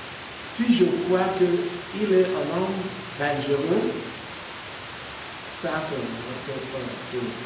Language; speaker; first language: French; non-native, learner; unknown